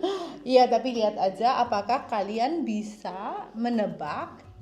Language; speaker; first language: Indonesian; native; Indonesian